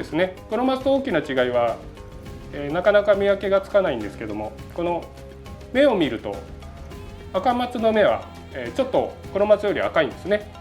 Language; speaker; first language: Japanese; native; Japanese